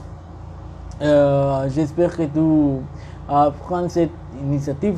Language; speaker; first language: French; non-native, learner; Spanish